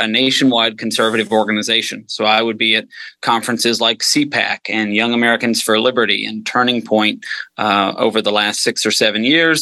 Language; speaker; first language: English; native; English